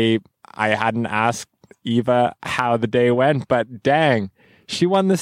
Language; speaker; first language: English; native; English